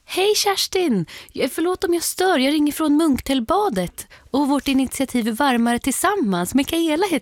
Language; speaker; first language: Swedish; native; Swedish